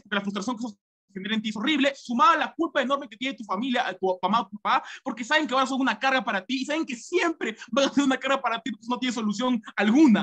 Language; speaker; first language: Spanish; native; Spanish